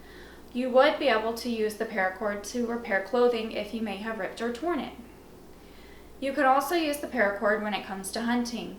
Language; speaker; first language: English; native; English